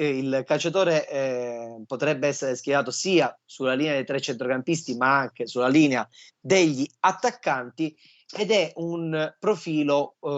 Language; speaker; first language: Italian; native; Italian